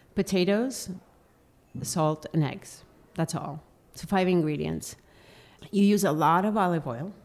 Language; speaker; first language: English; non-native, fluent; Spanish